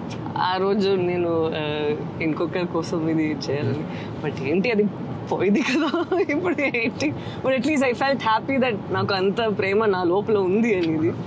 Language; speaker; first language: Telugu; non-native, fluent; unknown